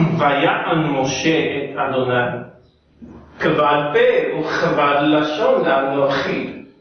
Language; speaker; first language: Hebrew; non-native, learner; English